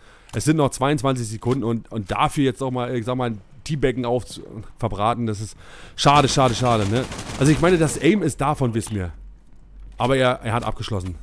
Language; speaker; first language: German; native; German